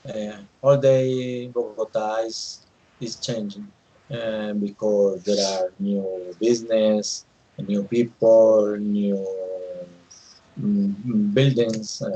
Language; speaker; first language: English; non-native, learner; Spanish